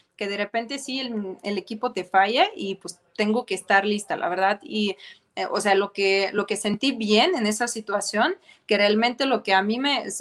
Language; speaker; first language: Spanish; non-native, fluent; Ukrainian